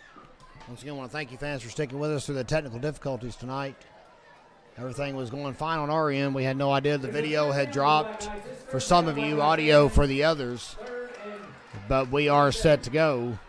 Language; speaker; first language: English; native; English